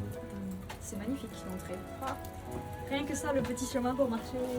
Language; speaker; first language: French; native; French